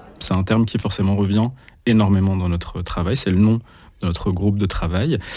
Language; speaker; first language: French; native; French